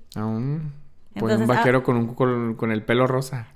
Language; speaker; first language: Spanish; early bilingual, heritage; Spanish